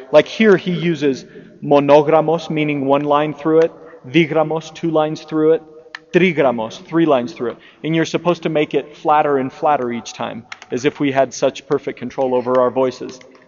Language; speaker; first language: English; native; English